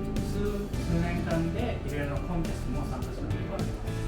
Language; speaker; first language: Japanese; non-native, fluent; Filipino